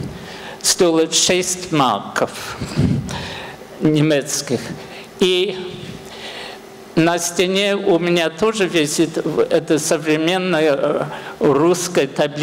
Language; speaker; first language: Russian; non-native, fluent; English